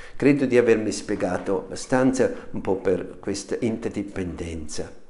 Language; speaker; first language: Italian; non-native, fluent; German